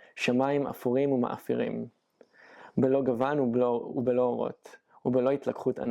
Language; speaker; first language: Hebrew; native; Hebrew